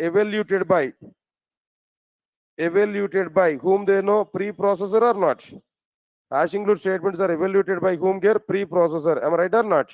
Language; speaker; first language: English; non-native, local second language; Telugu